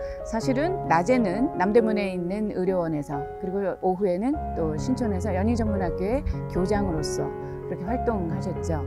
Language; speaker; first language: Korean; native; Korean